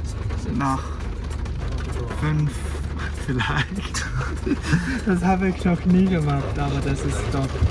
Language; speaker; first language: German; non-native, fluent; Chinese